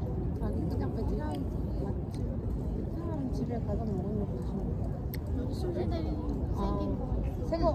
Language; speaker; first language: Korean; non-native, learner; Vietnamese